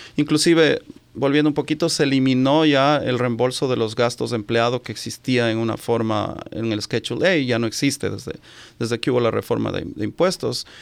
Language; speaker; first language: Spanish; native; Spanish